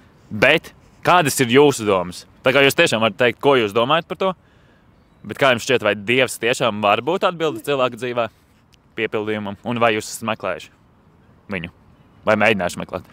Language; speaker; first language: Latvian; native; Latvian